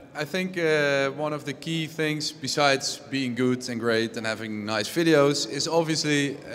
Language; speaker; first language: English; non-native, fluent; Dutch